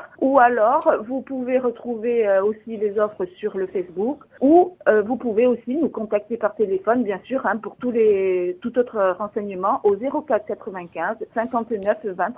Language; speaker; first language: French; native; French